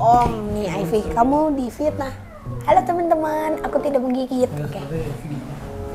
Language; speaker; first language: Indonesian; native; Indonesian